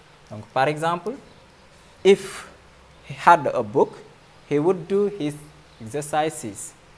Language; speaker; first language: English; non-native, fluent; Wolof